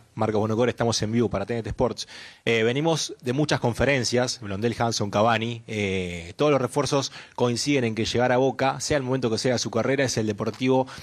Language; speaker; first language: Spanish; native; Spanish